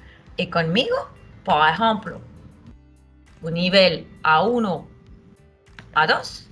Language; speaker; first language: Spanish; non-native, fluent; French